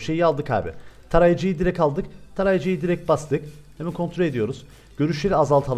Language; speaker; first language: Turkish; native; Turkish